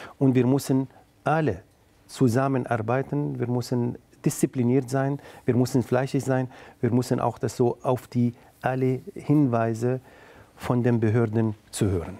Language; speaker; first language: German; non-native, fluent; Arabic